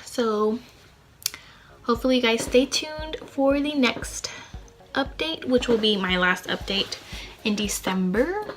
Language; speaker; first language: English; native; English